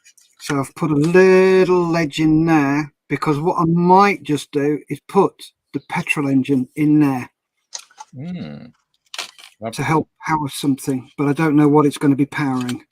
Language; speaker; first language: English; native; English